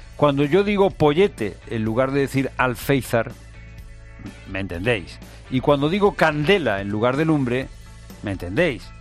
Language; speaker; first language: Spanish; native; Spanish